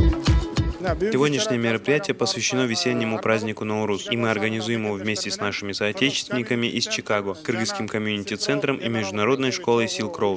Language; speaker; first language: Russian; non-native, local second language; Kyrgyz